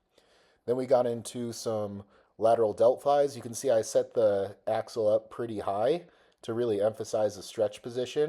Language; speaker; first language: English; native; English